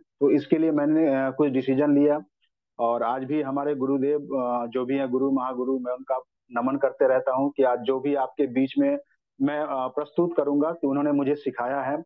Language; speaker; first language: Hindi; native; Hindi